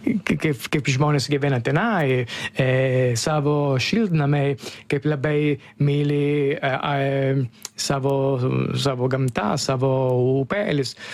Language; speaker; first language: Lithuanian; non-native, fluent; Italian